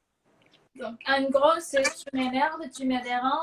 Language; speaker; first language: French; non-native, fluent; Spanish